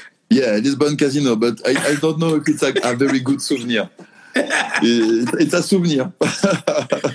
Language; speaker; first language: English; non-native, learner; French